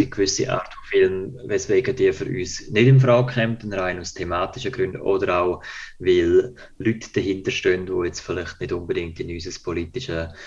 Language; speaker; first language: German; native; German